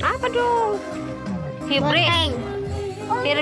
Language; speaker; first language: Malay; non-native, local second language; Sundanese